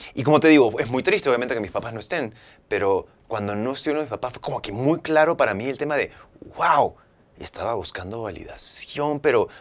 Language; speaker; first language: Spanish; native; Spanish